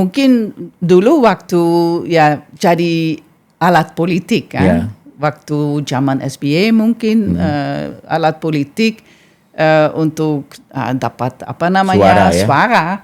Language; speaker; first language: Indonesian; non-native, fluent; Dutch